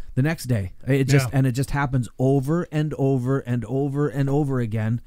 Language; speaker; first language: English; native; English